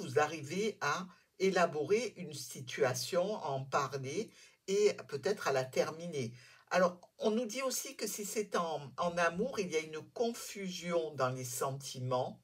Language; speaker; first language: French; native; French